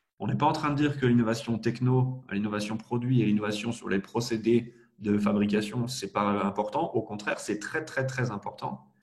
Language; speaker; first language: French; native; French